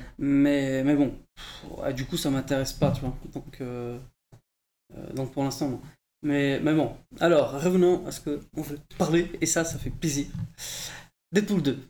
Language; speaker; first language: French; early bilingual, other home language; Portuguese